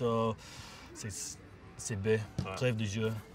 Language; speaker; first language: French; non-native, learner; English